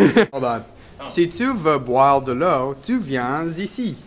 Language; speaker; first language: French; non-native, learner; English